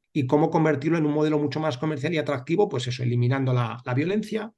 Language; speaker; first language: Spanish; native; Spanish